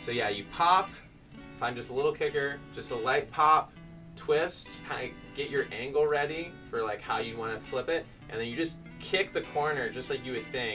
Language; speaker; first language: English; native; English